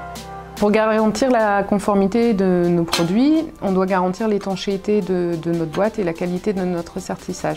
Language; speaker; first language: French; native; French